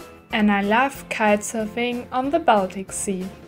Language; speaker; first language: English; non-native, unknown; German